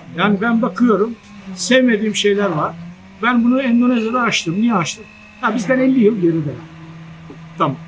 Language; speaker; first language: Turkish; native; Turkish